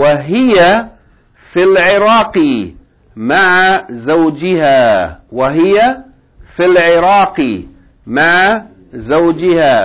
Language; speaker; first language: Arabic; non-native, fluent; English